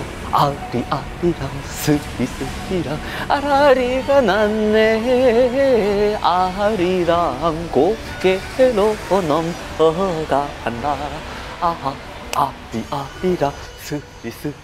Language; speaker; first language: Korean; native; Korean